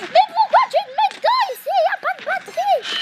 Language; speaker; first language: French; native; French